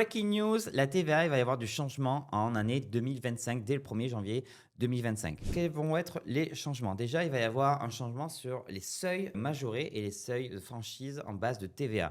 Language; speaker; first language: French; native; French